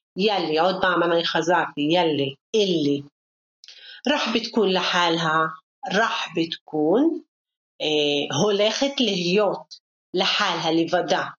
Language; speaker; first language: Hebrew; non-native, local second language; Arabic